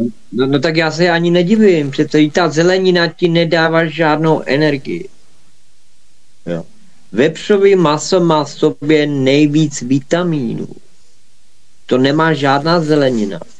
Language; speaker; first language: Czech; native; Czech